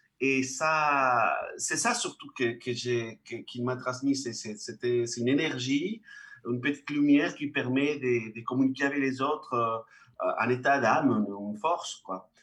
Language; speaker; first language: French; non-native, fluent; Spanish